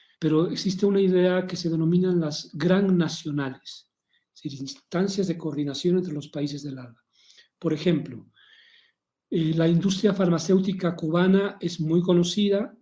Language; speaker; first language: Spanish; native; Spanish